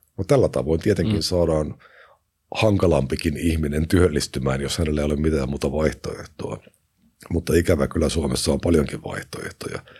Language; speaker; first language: Finnish; native; Finnish